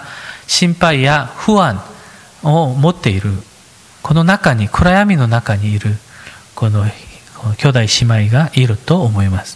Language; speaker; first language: Japanese; non-native, fluent; Korean